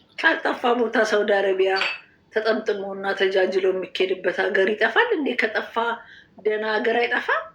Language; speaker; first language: Amharic; native; Amharic